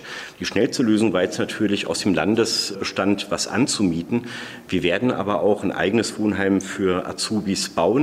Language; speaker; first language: German; native; German